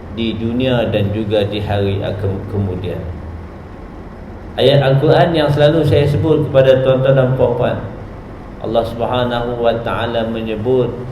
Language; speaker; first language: Malay; native; Malay